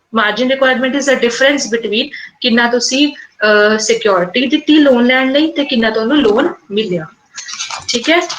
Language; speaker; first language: Hindi; non-native, local second language; Punjabi